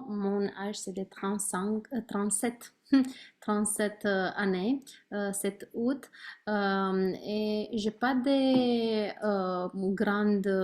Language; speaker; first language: French; non-native, learner; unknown